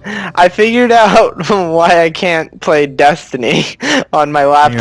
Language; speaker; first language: English; native; English